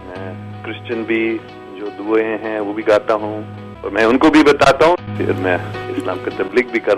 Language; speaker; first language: Hindi; non-native, local second language; English